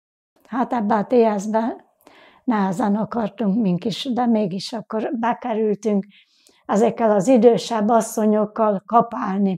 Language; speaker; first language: Hungarian; native; Hungarian